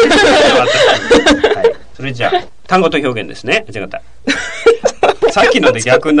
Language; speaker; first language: Japanese; native; Japanese